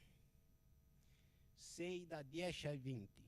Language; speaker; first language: Italian; non-native, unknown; Portuguese